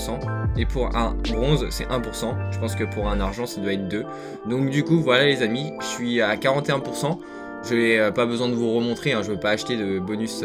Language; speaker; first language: French; native; French